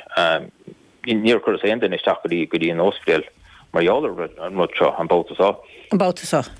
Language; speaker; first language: Irish; native; Irish